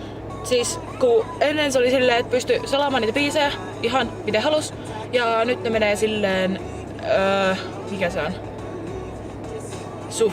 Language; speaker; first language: Finnish; native; Finnish